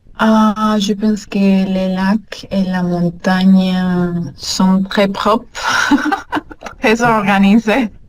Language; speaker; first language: French; non-native, learner; Spanish